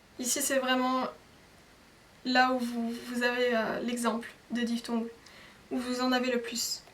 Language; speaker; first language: French; native; French